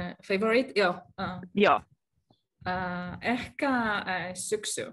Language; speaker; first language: Finnish; non-native, learner; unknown